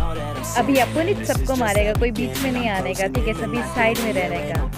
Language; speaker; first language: Hindi; native; Hindi